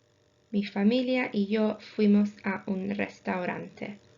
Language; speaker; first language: Spanish; non-native, fluent; English